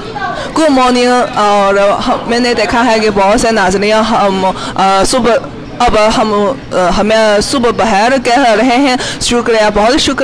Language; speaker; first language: Hindi; non-native, fluent; Chinese